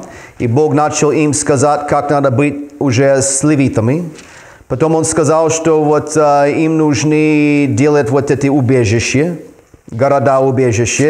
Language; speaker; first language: Russian; non-native, fluent; English